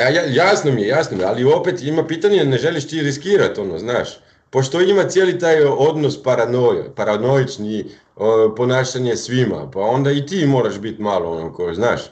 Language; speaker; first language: Croatian; non-native, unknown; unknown